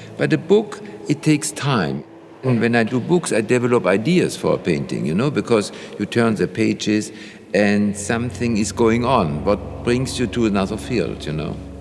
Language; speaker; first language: English; non-native, fluent; German